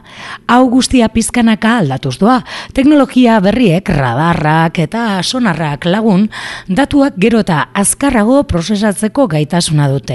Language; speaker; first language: Basque; native; Basque